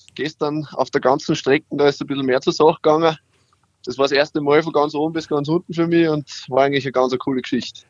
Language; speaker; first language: German; native; German